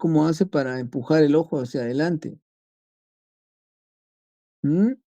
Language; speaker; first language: Spanish; native; Spanish